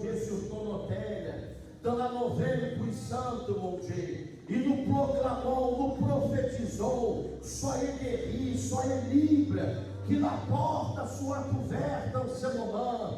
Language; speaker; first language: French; non-native, fluent; Portuguese